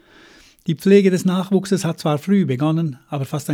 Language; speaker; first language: German; native; German